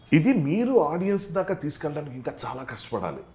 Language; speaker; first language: Telugu; native; Telugu